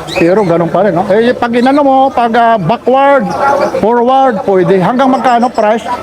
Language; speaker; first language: Filipino; non-native, local second language; Waray